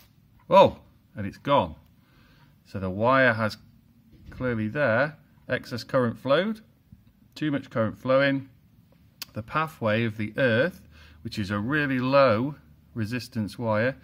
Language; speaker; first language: English; native; English